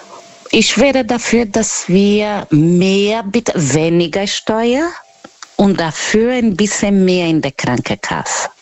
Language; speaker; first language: German; non-native, learner; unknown